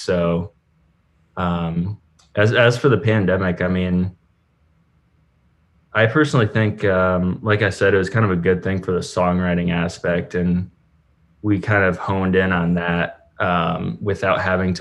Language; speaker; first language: English; native; English